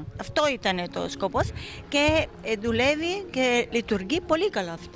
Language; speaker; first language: Greek; non-native, fluent; Italian